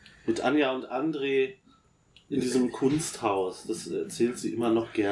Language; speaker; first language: German; native; German